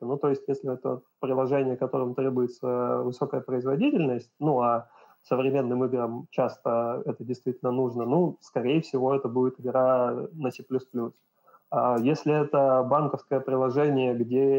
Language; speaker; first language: Russian; native; Russian